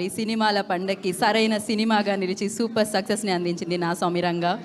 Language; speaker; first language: Telugu; native; Telugu